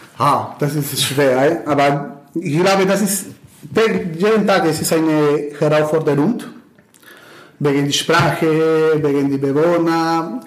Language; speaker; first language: German; non-native, learner; Spanish